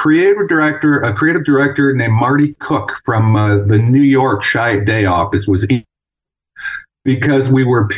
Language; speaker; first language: English; native; English